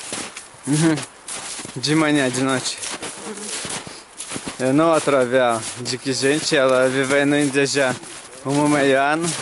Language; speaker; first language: Portuguese; non-native, learner; Russian